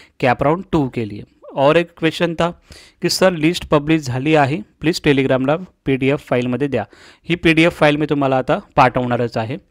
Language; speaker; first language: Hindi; non-native, local second language; Marathi